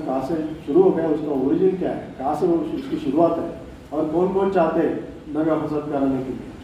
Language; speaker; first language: Hindi; non-native, local second language; Marathi